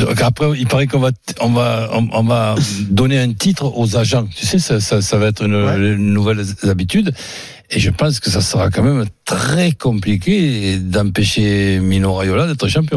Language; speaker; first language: French; native; French